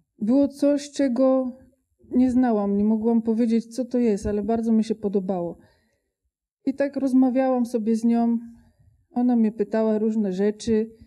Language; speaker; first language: Polish; non-native, fluent; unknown